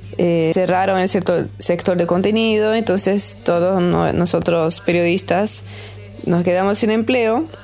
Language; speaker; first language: Spanish; non-native, fluent; Portuguese